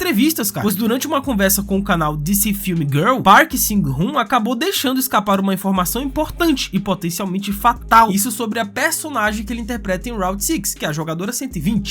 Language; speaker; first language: Portuguese; native; Portuguese